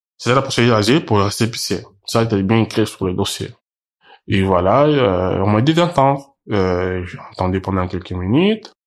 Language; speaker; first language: French; non-native, local second language; Portuguese